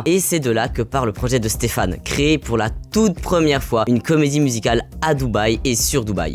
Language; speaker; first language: French; native; French